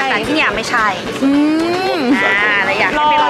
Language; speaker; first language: Thai; native; Thai